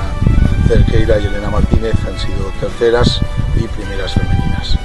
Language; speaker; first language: Spanish; native; Spanish